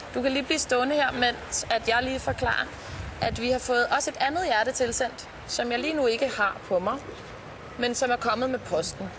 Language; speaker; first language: Danish; native; Danish